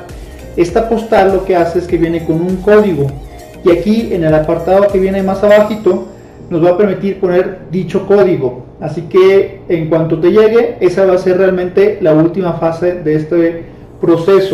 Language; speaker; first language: Spanish; native; Spanish